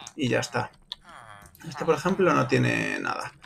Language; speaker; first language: Spanish; native; Spanish